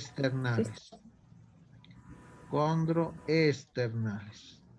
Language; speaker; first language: Spanish; native; Spanish